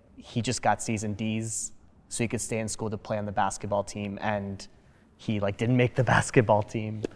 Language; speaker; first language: English; early bilingual, other home language; Spanish